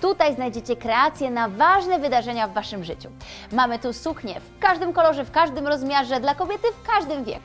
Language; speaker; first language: Polish; native; Polish